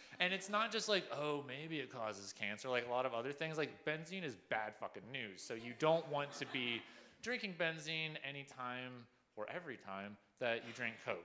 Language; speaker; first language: English; native; English